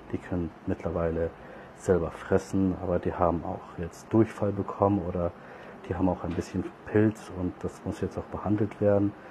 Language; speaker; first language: German; early bilingual, other home language; Turkish